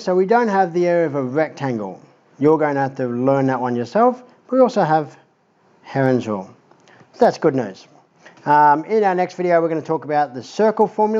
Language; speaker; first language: English; native; English